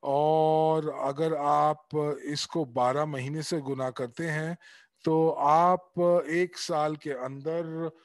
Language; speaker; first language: Hindi; native; Hindi